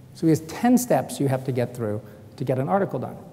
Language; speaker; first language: English; native; English